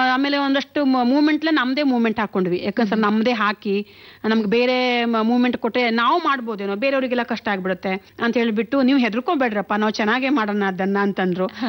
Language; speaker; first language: Kannada; non-native, local second language; Konkani